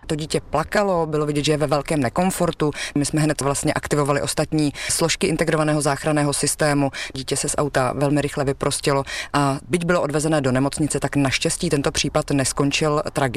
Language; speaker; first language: Czech; native; Czech